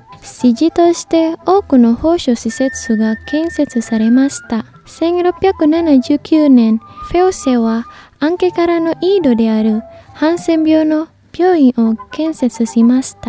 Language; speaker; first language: Japanese; non-native, fluent; Indonesian